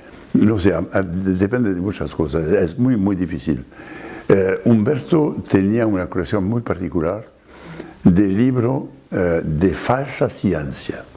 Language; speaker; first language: Spanish; non-native, fluent; French